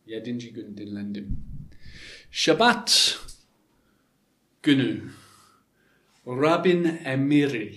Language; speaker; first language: Turkish; non-native, fluent; English